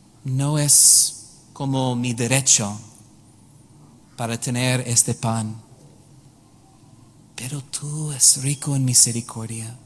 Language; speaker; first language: Spanish; non-native, learner; English